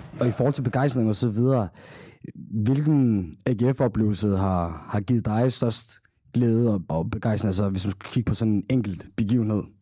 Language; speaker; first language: Danish; early bilingual, other home language; Somali